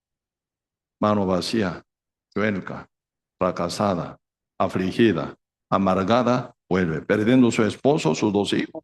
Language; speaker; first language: Spanish; non-native, fluent; Korean